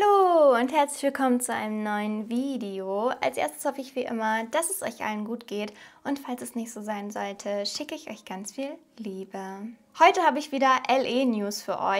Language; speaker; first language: German; native; German